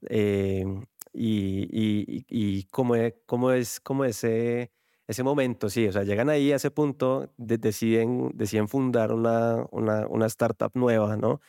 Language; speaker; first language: Spanish; native; Spanish